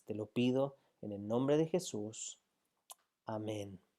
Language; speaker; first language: Spanish; native; Spanish